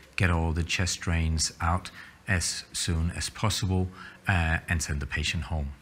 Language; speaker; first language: English; non-native, fluent; Danish